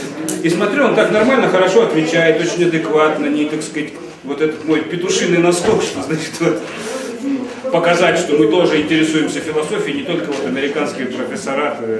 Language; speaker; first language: Russian; native; Russian